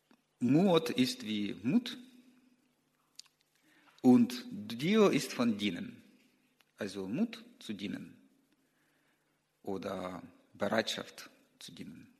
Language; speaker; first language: German; non-native, learner; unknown